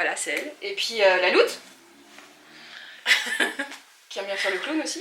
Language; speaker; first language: French; native; French